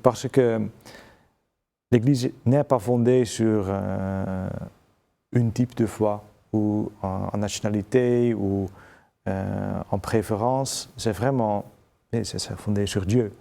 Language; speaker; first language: French; non-native, fluent; Dutch